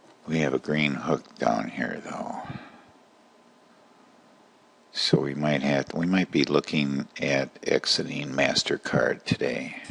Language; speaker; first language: English; native; English